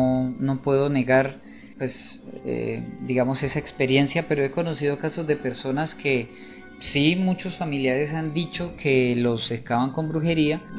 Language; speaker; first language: Spanish; native; Spanish